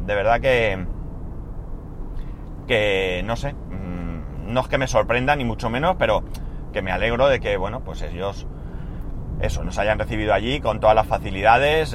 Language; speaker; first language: Spanish; native; Spanish